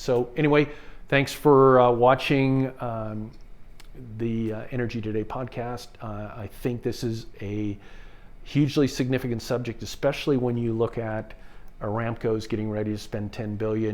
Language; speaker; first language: English; native; English